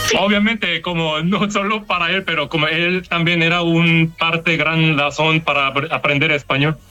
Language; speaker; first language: Spanish; non-native, learner; Korean